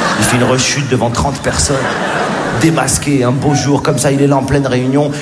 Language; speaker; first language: French; native; French